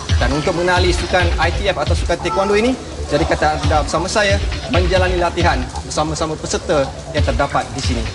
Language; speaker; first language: Malay; native; Malay